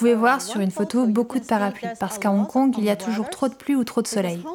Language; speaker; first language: French; non-native, fluent; Cantonese